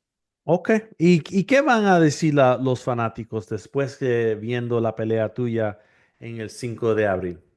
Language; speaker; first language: Spanish; early bilingual, heritage; English